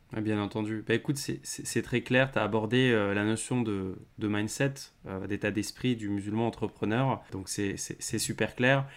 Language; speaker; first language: French; native; French